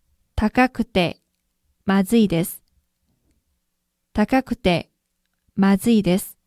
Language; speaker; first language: Japanese; non-native, fluent; Korean